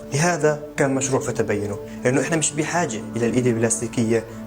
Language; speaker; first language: Arabic; native; Arabic